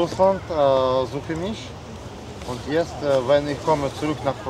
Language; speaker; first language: German; non-native, learner; Russian